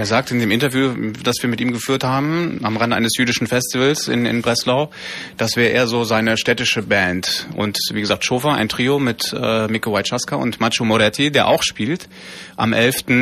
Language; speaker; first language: German; native; German